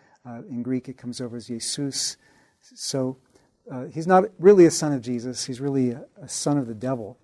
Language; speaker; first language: English; native; English